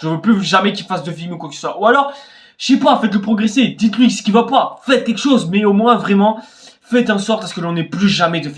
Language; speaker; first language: French; native; French